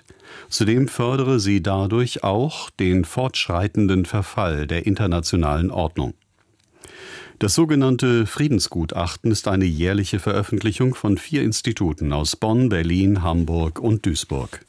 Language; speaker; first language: German; native; German